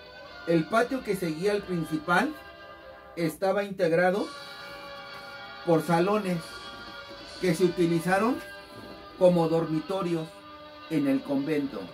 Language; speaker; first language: Spanish; native; Spanish